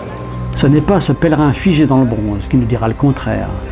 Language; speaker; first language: French; native; French